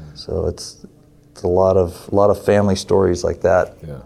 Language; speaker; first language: English; native; English